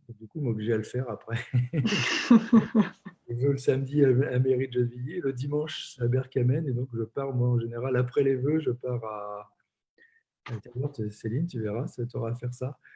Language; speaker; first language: French; native; French